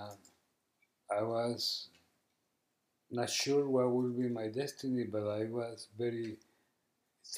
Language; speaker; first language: English; non-native, learner; Spanish